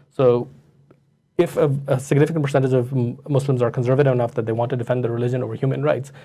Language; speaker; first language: English; non-native, local second language; Urdu